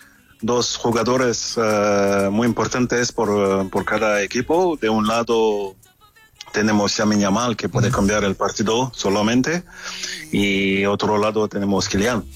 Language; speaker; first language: Spanish; non-native, fluent; French